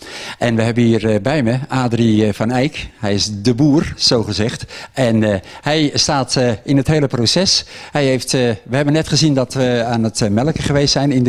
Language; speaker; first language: Dutch; native; Dutch